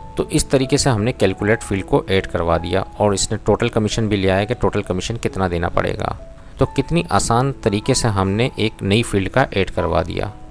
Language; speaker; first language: Urdu; non-native, local second language; Punjabi